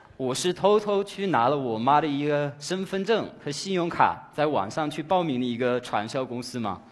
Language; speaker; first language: Chinese; non-native, fluent; English